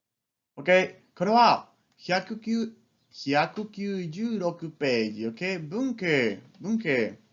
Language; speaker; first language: Japanese; non-native, fluent; Spanish